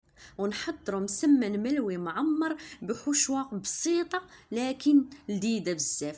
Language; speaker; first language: Arabic; native; Arabic